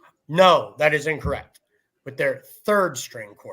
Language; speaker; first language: English; native; English